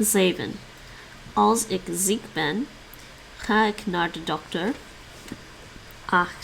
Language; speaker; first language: Dutch; non-native, learner; English